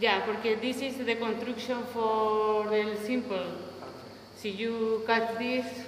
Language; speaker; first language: English; non-native, learner; Spanish